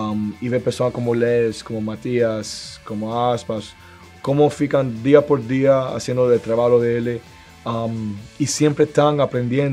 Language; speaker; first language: Portuguese; non-native, learner; Spanish